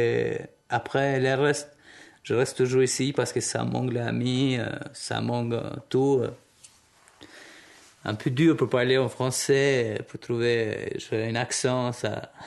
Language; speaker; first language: French; non-native, learner; Albanian